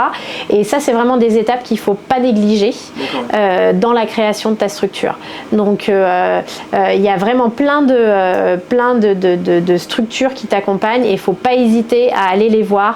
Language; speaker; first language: French; native; French